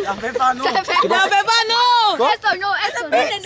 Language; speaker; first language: Spanish; native; Spanish